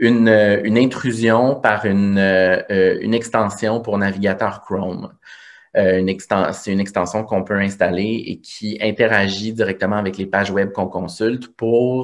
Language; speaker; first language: French; native; French